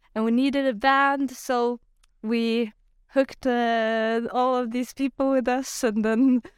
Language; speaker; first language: English; non-native, fluent; Norwegian